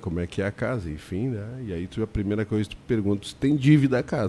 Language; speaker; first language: Portuguese; native; Portuguese